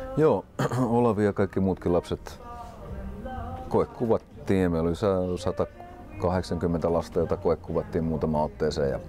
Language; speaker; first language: Finnish; native; Finnish